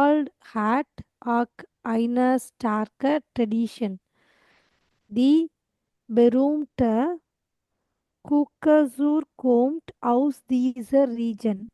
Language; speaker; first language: German; non-native, learner; Tamil